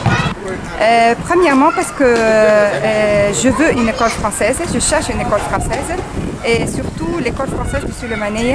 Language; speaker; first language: French; non-native, fluent; Kurdish